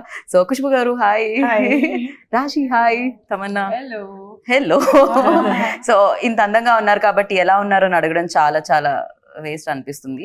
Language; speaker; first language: Telugu; native; Telugu